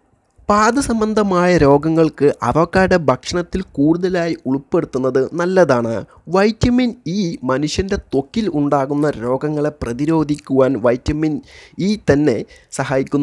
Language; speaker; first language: Malayalam; native; Malayalam